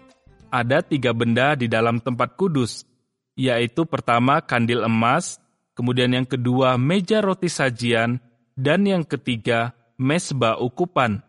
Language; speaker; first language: Indonesian; native; Indonesian